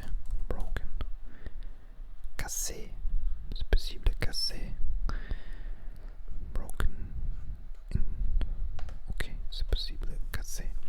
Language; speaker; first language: French; non-native, learner; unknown